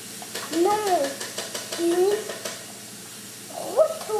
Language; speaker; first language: French; early bilingual, heritage; French